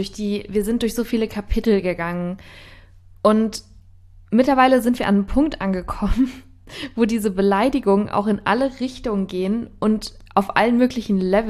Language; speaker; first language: German; native; German